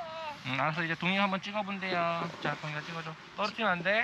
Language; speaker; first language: Korean; native; Korean